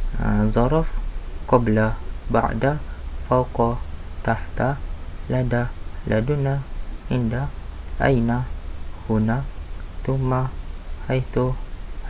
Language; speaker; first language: Arabic; non-native, learner; Malay